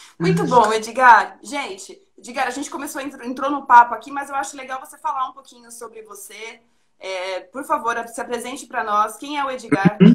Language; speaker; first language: Portuguese; native; Portuguese